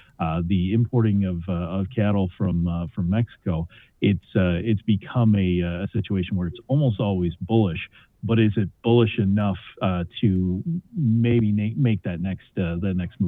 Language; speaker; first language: English; native; English